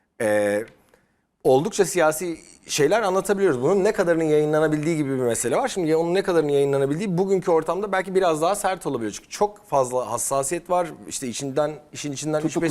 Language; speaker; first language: Turkish; native; Turkish